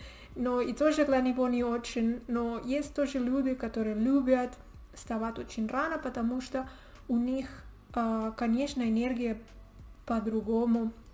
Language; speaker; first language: Russian; non-native, learner; Spanish